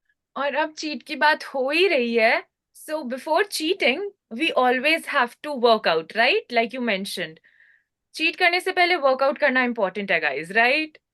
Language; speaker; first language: Hindi; native; Hindi